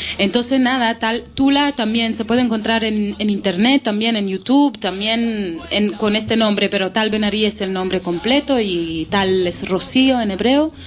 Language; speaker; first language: Spanish; non-native, fluent; Hebrew